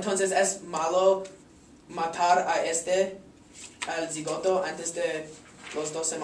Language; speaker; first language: Spanish; non-native, learner; English